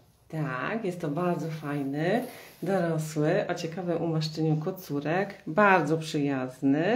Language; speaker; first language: Polish; native; Polish